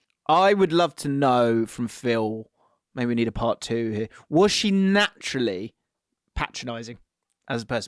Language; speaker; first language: English; native; English